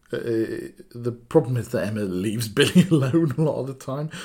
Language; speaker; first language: English; native; English